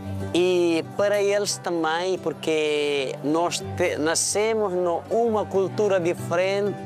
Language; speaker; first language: Portuguese; non-native, learner; Nepali